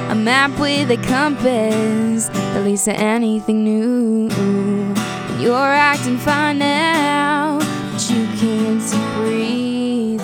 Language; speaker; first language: English; native; English